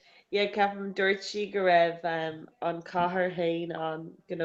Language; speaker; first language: Irish; non-native, local second language; English